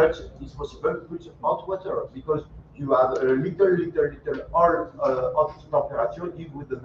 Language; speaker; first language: English; non-native, learner; French